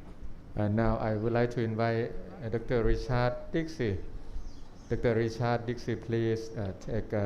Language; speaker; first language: English; non-native, learner; Thai